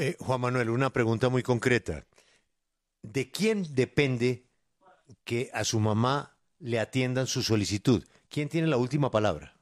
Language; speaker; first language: Spanish; native; Spanish